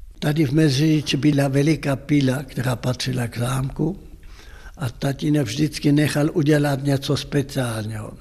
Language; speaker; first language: Czech; non-native, local second language; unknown